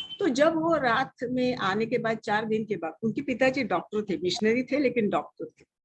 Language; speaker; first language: Hindi; non-native, local second language; Marathi